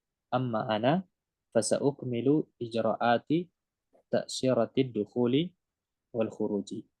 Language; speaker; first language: Arabic; non-native, fluent; Indonesian